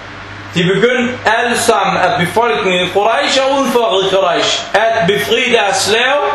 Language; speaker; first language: Danish; non-native, fluent; Arabic